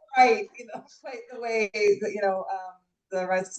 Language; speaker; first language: English; native; English